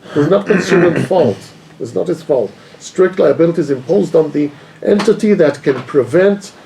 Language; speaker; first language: English; non-native, fluent; Hebrew